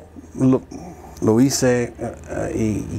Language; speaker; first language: Spanish; early bilingual, heritage; Spanish